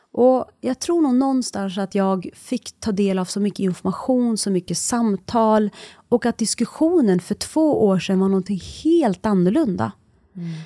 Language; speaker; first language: Swedish; early bilingual, other home language; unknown